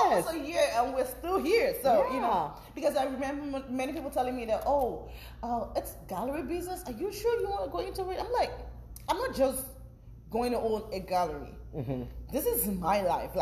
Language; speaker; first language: English; non-native, local second language; Yoruba